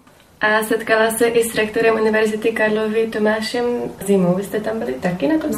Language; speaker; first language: Czech; native; Czech